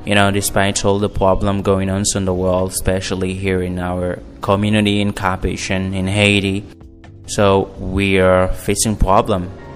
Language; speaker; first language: English; non-native, fluent; Haitian Creole